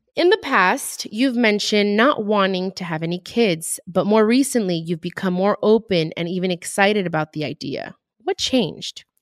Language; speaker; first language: English; early bilingual, other home language; Spanish